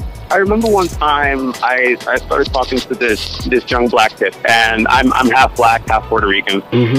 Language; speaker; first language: English; native; English